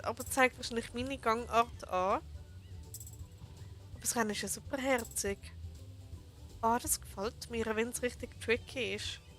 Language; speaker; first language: German; native; German